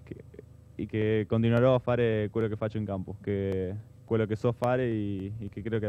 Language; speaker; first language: Italian; non-native, fluent; Spanish